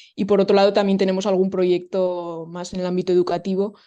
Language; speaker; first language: Spanish; non-native, local second language; Catalan